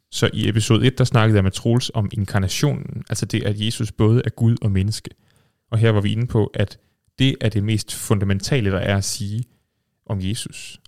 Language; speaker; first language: Danish; native; Danish